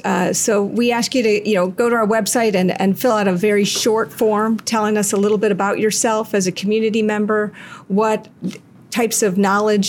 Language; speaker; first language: English; native; English